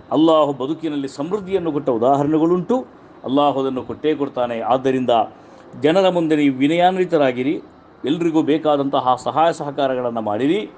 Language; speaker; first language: Kannada; non-native, local second language; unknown